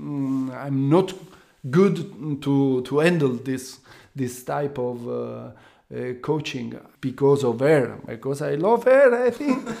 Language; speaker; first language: English; non-native, learner; Italian